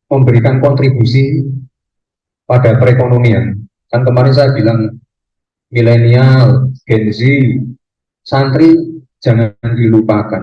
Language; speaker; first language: Indonesian; native; Indonesian